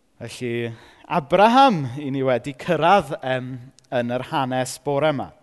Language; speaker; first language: Welsh; native; Welsh